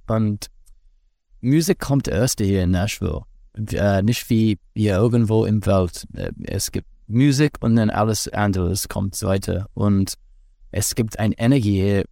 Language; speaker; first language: German; non-native, learner; English